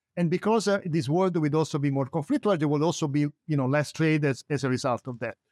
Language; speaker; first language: English; non-native, fluent; Italian